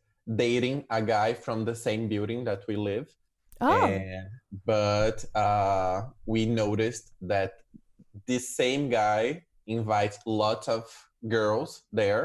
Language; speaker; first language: English; non-native, fluent; Portuguese